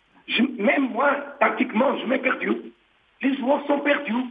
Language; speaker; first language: French; non-native, learner; Portuguese